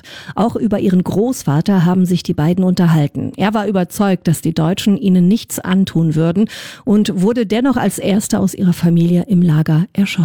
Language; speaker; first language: German; native; German